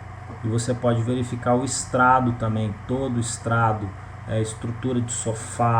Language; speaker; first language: Portuguese; native; Portuguese